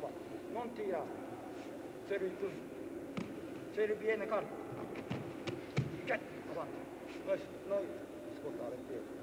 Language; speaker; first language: Italian; non-native, learner; Japanese